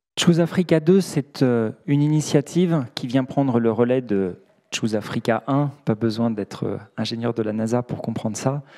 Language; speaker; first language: French; native; French